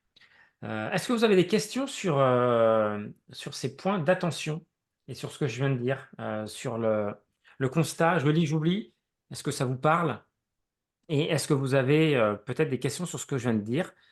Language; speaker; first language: French; native; French